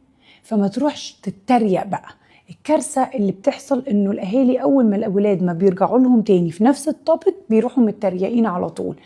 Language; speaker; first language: Arabic; native; Arabic